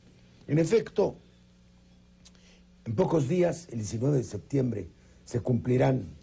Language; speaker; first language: Spanish; native; Spanish